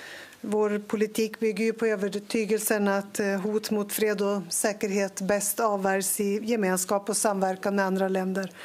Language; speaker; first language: Swedish; native; Swedish